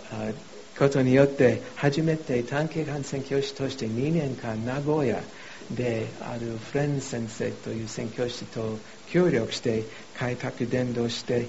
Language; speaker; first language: Japanese; non-native, fluent; English